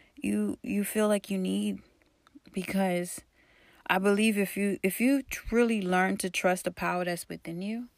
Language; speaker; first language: English; early bilingual, other home language; Haitian Creole